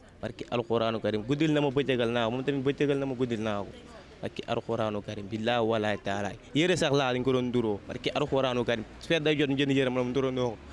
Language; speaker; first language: Wolof; native; Wolof